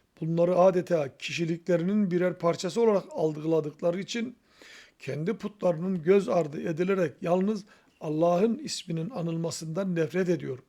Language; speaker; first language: Turkish; native; Turkish